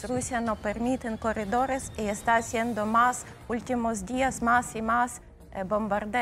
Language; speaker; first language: Spanish; non-native, learner; Ukrainian